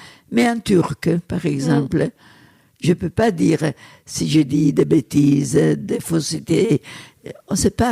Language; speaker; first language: French; non-native, fluent; Italian